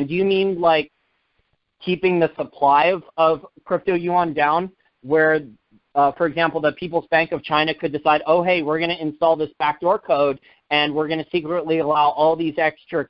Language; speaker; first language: English; native; English